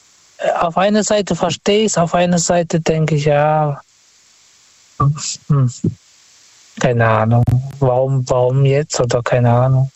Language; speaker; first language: German; non-native, fluent; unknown